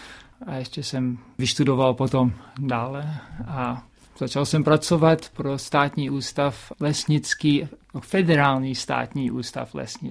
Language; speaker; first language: Czech; early bilingual, heritage; Czech